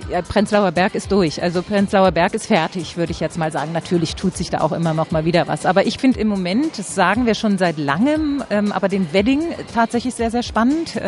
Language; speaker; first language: German; native; German